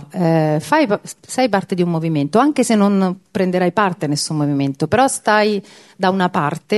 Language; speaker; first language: Italian; native; Italian